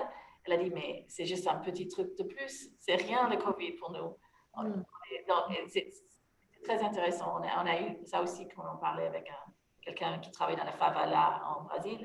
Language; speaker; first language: French; non-native, fluent; English